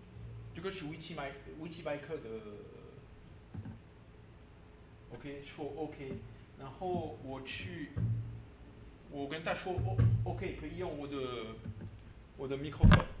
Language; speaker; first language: Chinese; non-native, learner; French